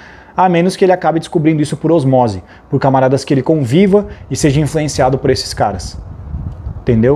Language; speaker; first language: Portuguese; native; Portuguese